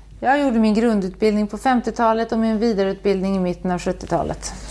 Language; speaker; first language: Swedish; native; Swedish